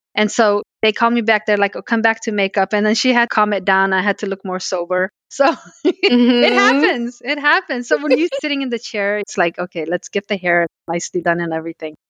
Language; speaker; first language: English; early bilingual, other home language; Pashto